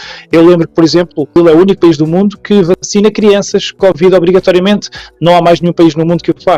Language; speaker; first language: Portuguese; native; Portuguese